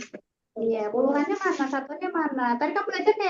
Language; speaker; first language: Indonesian; native; Indonesian